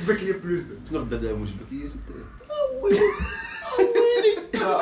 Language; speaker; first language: Arabic; native; Arabic